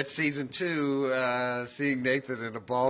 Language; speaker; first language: English; native; English